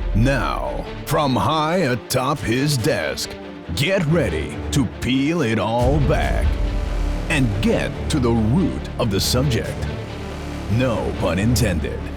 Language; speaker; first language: English; native; English